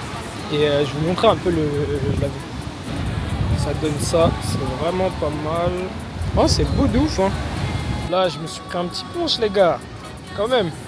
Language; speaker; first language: French; native; French